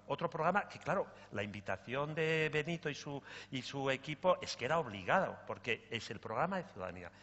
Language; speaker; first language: Spanish; native; Spanish